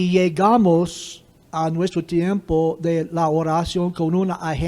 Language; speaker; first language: Spanish; non-native, fluent; English